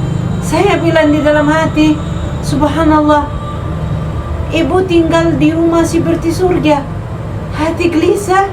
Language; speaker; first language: Indonesian; non-native, fluent; Arabic